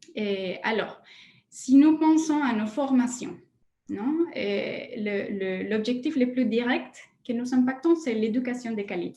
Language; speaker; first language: French; non-native, fluent; Spanish